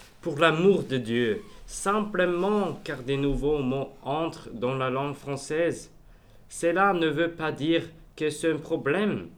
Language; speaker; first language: French; non-native, learner; Norwegian